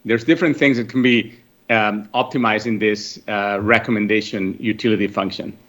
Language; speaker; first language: English; non-native, fluent; Catalan